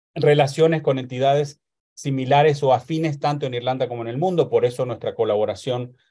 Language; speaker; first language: Spanish; native; Spanish